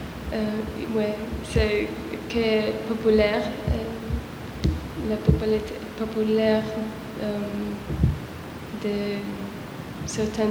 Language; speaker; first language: French; non-native, learner; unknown